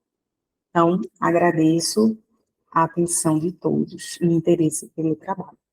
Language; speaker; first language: Portuguese; native; Portuguese